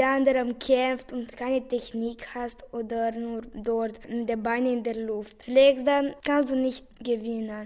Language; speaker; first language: German; non-native, local second language; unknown